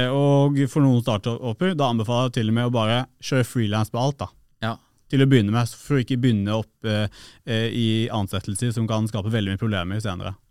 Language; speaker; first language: Norwegian; early bilingual, other home language; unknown